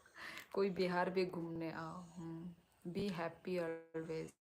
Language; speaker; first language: Hindi; non-native, local second language; Kok Borok